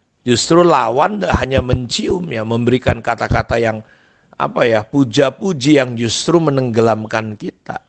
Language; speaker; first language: Indonesian; native; Indonesian